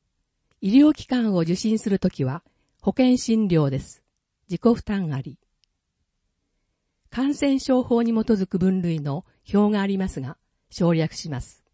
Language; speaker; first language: Japanese; native; Japanese